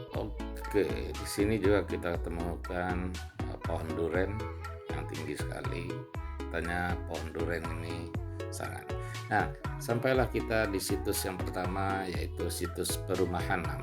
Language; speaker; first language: Indonesian; non-native, local second language; Minangkabau